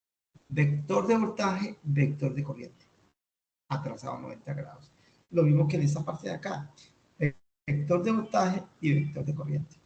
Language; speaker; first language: Spanish; native; Spanish